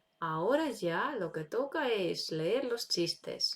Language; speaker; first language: Spanish; non-native, fluent; Ukrainian